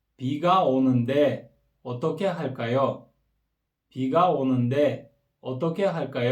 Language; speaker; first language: Korean; non-native, fluent; Kyrgyz